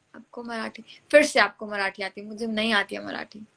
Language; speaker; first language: Hindi; native; Hindi